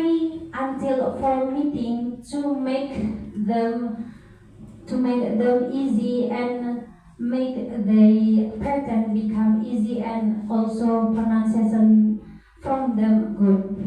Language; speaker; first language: English; non-native, learner; Indonesian